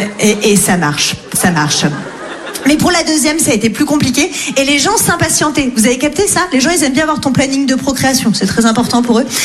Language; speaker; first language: French; native; French